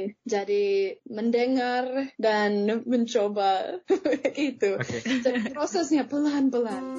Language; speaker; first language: Indonesian; non-native, fluent; English